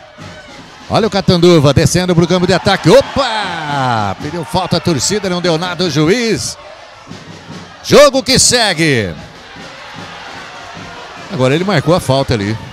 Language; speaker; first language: Portuguese; native; Portuguese